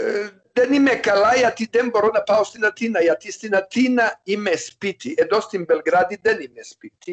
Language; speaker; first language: Greek; non-native, learner; Serbian